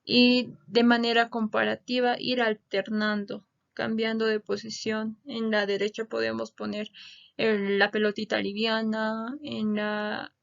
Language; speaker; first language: Spanish; native; Spanish